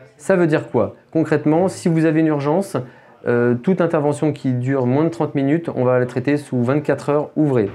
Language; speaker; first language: French; native; French